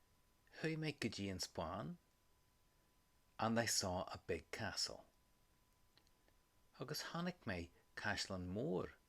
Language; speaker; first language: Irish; non-native, local second language; English